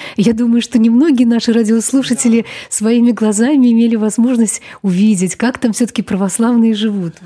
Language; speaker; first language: Russian; native; Russian